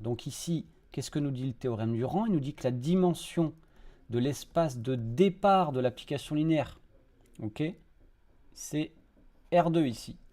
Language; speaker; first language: French; native; French